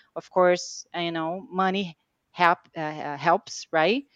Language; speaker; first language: English; non-native, fluent; Portuguese